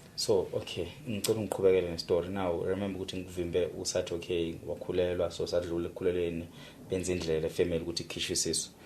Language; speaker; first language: Zulu; native; Zulu